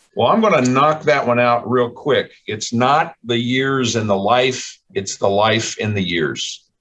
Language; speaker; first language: English; native; English